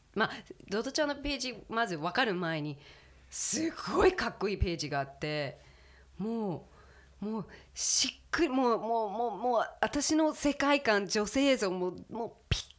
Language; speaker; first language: Japanese; early bilingual, heritage; Japanese